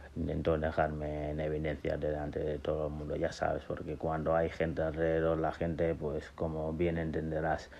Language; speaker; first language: Spanish; non-native, fluent; Wolof